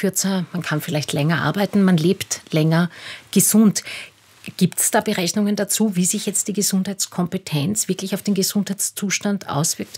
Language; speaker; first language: German; native; German